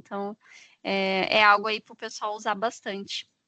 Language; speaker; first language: Portuguese; native; Portuguese